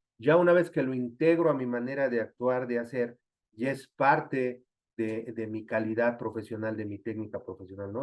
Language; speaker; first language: Spanish; native; Spanish